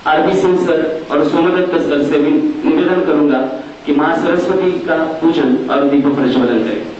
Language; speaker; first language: Hindi; non-native, local second language; Marathi